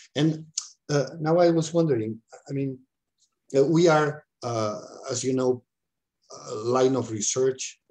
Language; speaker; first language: English; non-native, fluent; Catalan